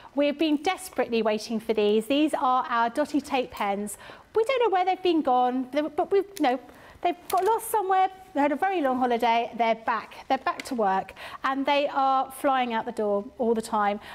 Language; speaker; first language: English; native; English